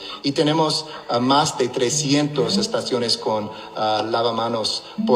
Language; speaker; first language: Spanish; non-native, local second language; English